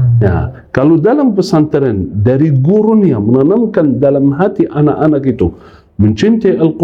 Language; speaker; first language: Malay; non-native, fluent; Arabic